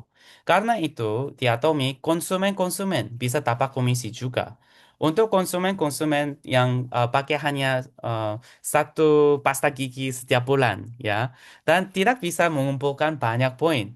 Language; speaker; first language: Indonesian; non-native, fluent; Korean